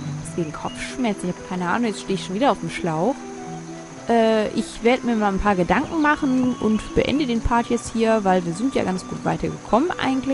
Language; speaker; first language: German; native; German